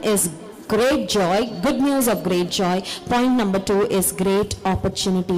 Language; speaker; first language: English; non-native, local second language; Telugu